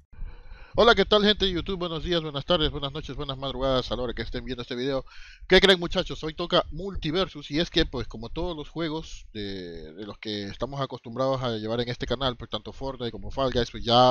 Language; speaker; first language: Spanish; native; Spanish